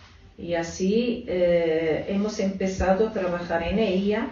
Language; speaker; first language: Spanish; non-native, fluent; Arabic